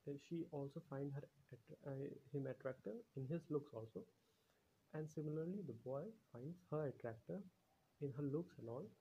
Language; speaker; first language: English; non-native, local second language; Hindi